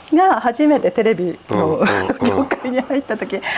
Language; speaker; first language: Japanese; native; Japanese